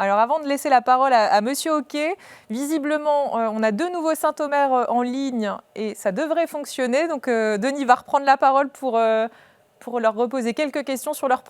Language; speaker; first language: French; native; French